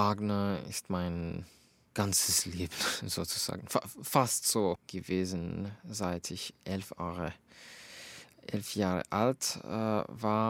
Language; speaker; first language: German; non-native, fluent; Finnish